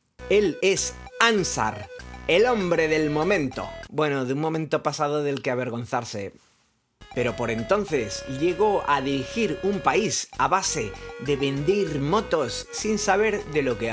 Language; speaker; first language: Spanish; native; Spanish